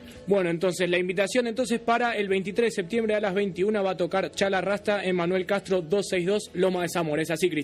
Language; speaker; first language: Spanish; native; Spanish